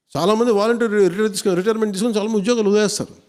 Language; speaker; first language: Telugu; native; Telugu